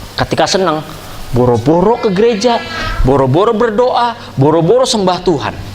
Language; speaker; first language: Indonesian; native; Indonesian